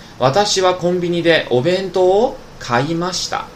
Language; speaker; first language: Japanese; non-native, fluent; Chinese